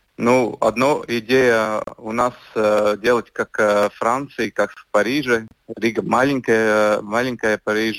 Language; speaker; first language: Russian; non-native, local second language; Latvian